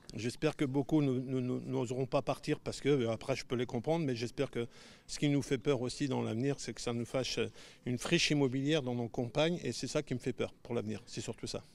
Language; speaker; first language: French; native; French